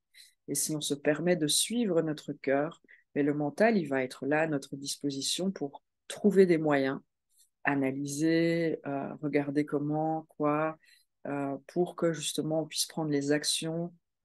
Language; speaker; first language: French; native; French